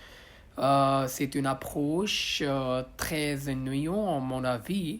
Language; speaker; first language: French; non-native, learner; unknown